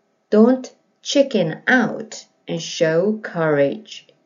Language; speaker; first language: English; non-native, fluent; Korean